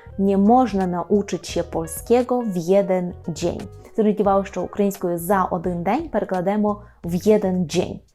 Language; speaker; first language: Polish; non-native, fluent; Ukrainian